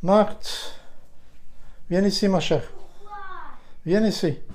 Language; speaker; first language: French; non-native, learner; Ukrainian